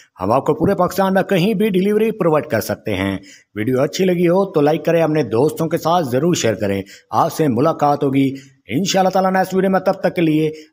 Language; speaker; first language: Urdu; non-native, local second language; Saraiki